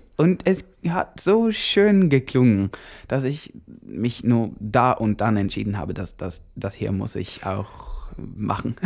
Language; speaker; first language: German; non-native, learner; Norwegian